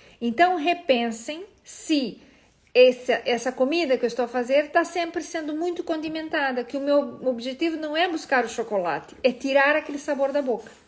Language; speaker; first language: Portuguese; native; Portuguese